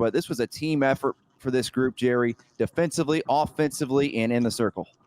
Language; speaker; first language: English; native; English